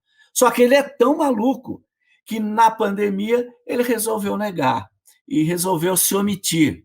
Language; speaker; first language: Portuguese; native; Portuguese